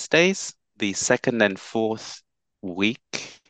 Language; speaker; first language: English; non-native, local second language; Bemba